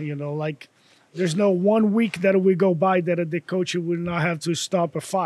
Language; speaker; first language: English; non-native, fluent; Portuguese